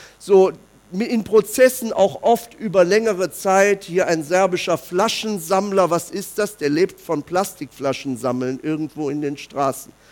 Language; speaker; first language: German; native; German